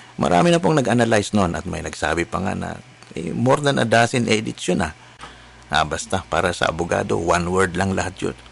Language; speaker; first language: Filipino; native; Filipino